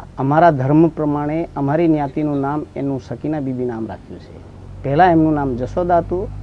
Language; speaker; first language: Gujarati; native; Gujarati